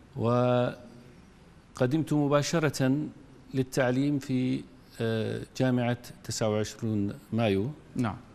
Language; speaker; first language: Arabic; native; Arabic